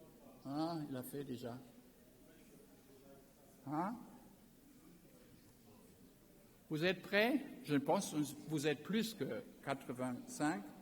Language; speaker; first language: French; non-native, learner; German